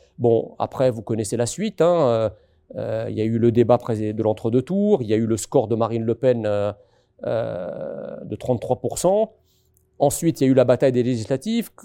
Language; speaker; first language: French; early bilingual, other home language; Arabic